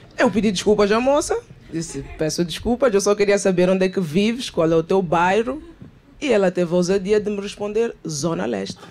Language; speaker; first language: Portuguese; native; Portuguese